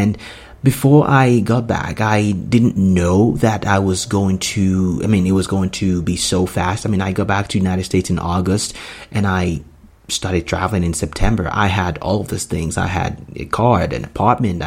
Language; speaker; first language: English; non-native, local second language; Yoruba